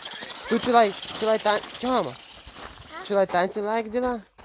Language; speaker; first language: Italian; non-native, fluent; Russian